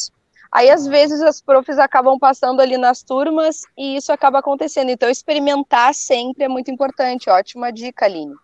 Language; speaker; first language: Portuguese; native; Portuguese